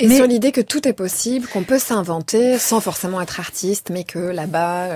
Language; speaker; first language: French; native; French